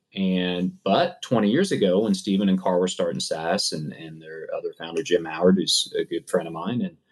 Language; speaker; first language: English; native; English